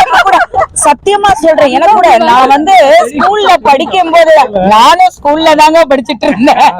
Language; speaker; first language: Tamil; native; Tamil